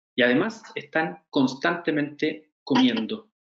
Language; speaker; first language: Spanish; native; Spanish